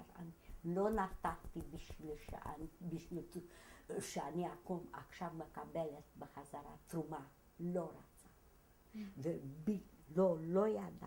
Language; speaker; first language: Hebrew; non-native, fluent; Hungarian